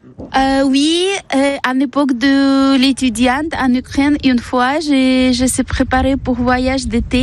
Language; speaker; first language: French; non-native, learner; Ukrainian